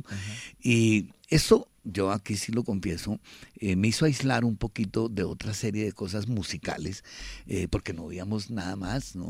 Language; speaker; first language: Spanish; native; Spanish